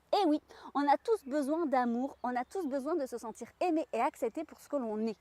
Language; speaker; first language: French; native; French